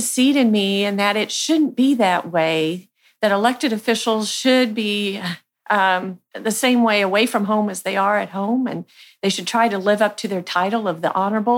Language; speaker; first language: English; native; English